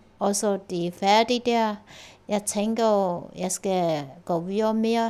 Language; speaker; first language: Danish; non-native, learner; Chinese